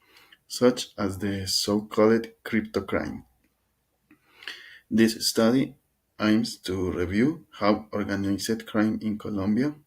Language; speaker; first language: English; non-native, learner; Spanish